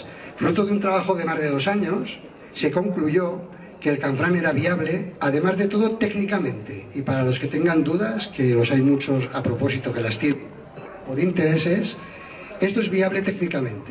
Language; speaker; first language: Spanish; native; Spanish